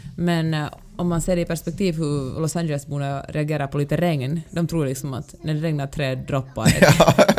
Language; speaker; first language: Swedish; native; Swedish